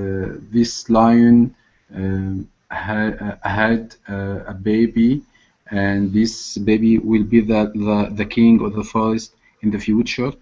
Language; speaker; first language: English; non-native, learner; Arabic